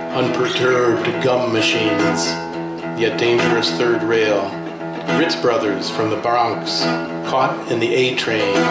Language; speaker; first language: English; native; English